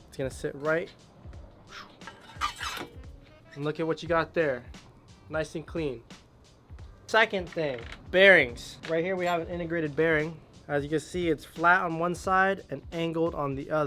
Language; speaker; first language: English; native; English